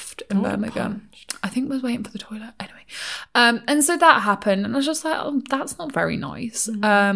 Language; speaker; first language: English; native; English